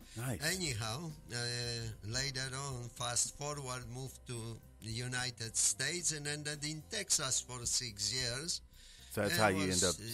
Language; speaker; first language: English; non-native, fluent; Polish